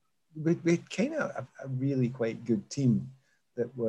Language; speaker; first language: English; native; English